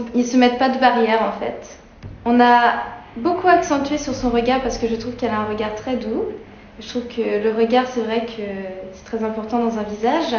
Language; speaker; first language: French; native; French